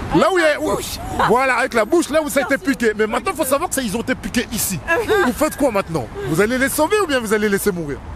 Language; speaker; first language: French; native; French